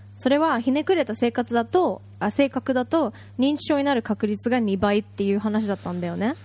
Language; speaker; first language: Japanese; early bilingual, heritage; Japanese